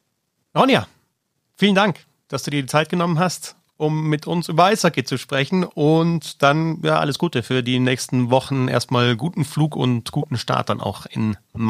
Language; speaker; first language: German; native; German